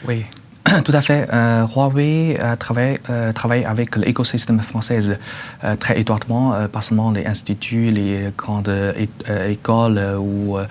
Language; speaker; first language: French; non-native, learner; Chinese